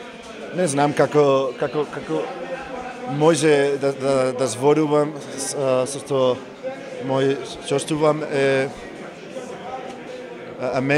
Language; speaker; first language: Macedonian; non-native, learner; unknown